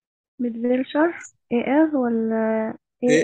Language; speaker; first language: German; non-native, learner; Arabic